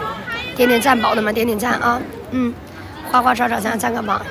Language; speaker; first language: Chinese; native; Chinese